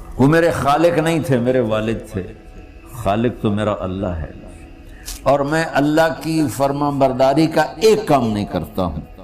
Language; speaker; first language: Urdu; non-native, local second language; Punjabi